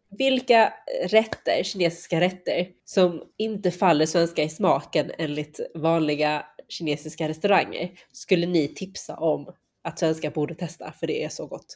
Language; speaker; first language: Swedish; early bilingual, other home language; Chinese